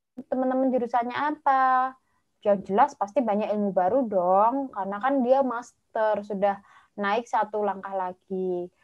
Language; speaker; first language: Indonesian; native; Indonesian